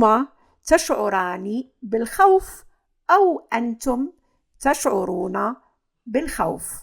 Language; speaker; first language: Arabic; native; Arabic